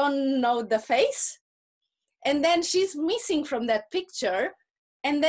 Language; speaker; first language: English; non-native, fluent; Russian